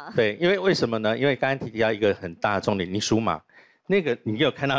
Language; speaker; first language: Chinese; native; Chinese